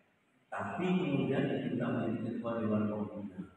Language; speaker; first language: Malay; non-native, local second language; Javanese